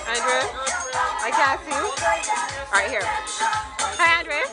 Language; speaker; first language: English; native; English